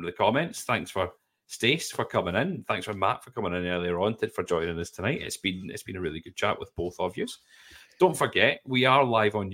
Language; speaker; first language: English; native; English